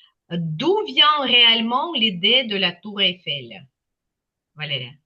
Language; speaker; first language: French; non-native, fluent; Ukrainian